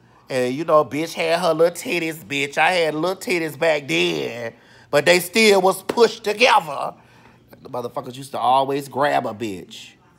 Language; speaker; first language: English; native; English